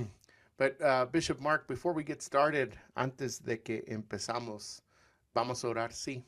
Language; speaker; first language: Spanish; early bilingual, heritage; English